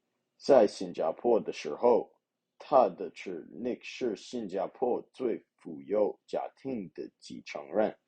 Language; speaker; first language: Chinese; non-native, learner; English